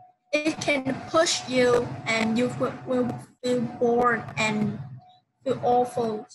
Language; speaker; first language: English; non-native, learner; Vietnamese